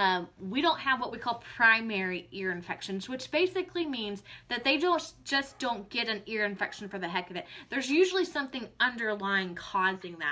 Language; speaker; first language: English; native; English